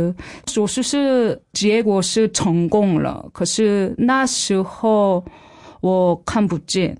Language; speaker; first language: Chinese; non-native, fluent; Korean